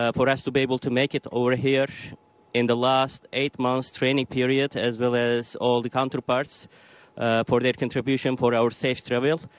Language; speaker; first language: English; non-native, fluent; Turkish